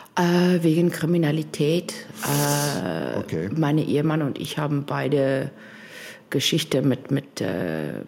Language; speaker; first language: German; non-native, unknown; English